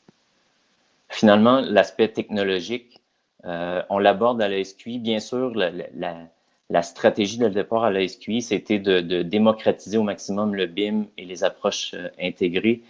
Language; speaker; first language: French; native; French